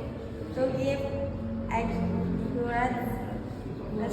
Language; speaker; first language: English; non-native, learner; Indonesian